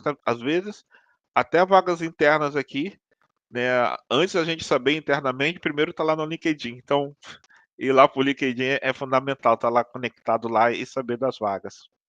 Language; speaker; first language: Portuguese; native; Portuguese